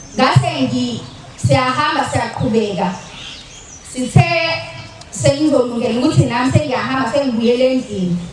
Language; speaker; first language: Zulu; native; Zulu